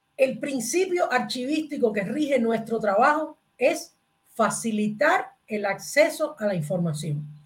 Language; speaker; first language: Spanish; native; Spanish